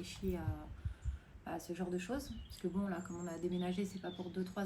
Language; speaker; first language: French; native; French